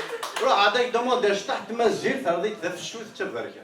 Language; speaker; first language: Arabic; non-native, local second language; Kabyle